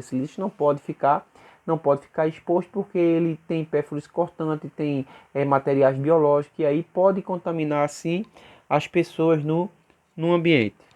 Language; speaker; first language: Portuguese; native; Portuguese